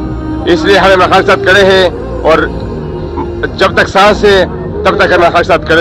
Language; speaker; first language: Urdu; non-native, local second language; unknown